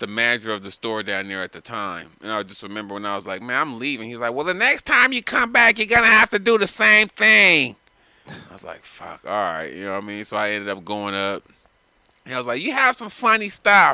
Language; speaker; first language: English; native; English